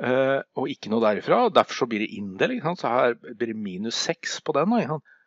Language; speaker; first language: Norwegian; native; Norwegian